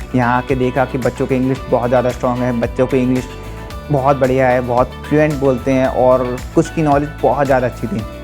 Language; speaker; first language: Hindi; native; Hindi